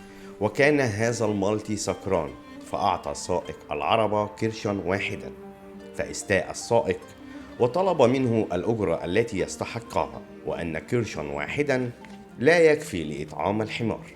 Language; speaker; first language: Arabic; native; Arabic